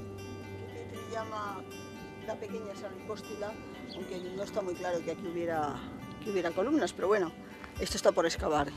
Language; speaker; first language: Spanish; native; Spanish